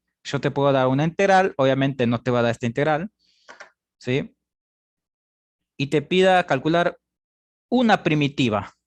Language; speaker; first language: Spanish; native; Spanish